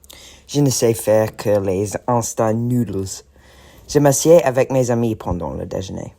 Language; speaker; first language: French; non-native, learner; English